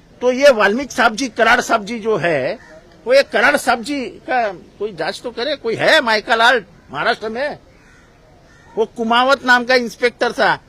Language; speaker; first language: Hindi; non-native, local second language; Marathi